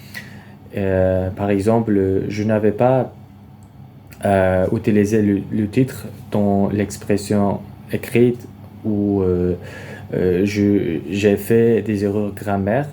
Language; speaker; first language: French; non-native, fluent; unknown